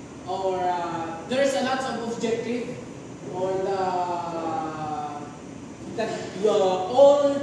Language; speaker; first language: English; non-native, local second language; Filipino